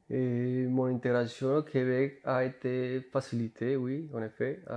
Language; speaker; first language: French; non-native, learner; Spanish